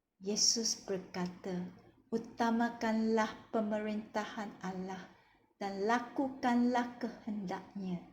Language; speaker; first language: Malay; non-native, local second language; Chinese